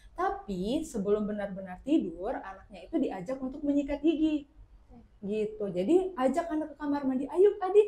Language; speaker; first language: Indonesian; native; Indonesian